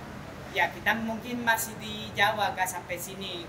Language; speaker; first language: Indonesian; non-native, fluent; Spanish